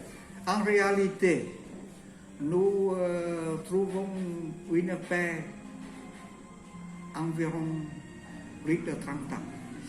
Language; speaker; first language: French; non-native, learner; Vietnamese